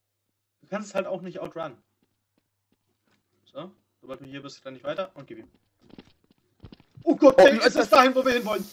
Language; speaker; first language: German; native; German